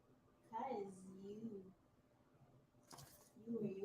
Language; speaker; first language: English; native; English